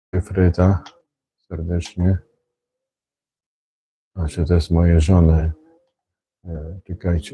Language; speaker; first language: Polish; native; Polish